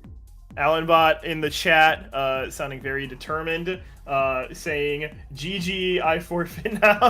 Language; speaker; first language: English; native; English